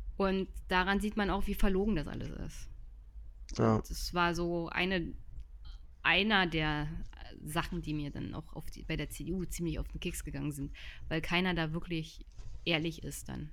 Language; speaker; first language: German; native; German